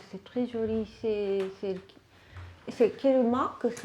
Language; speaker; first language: French; non-native, learner; Japanese